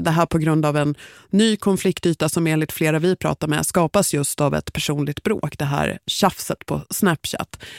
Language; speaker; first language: Swedish; native; Swedish